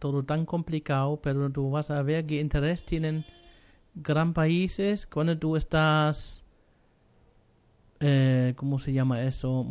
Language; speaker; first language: Spanish; non-native, learner; German